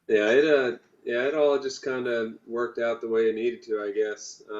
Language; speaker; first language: English; native; English